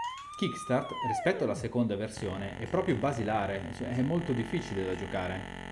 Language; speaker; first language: Italian; native; Italian